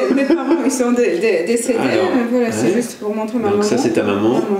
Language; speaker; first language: French; non-native, fluent; Polish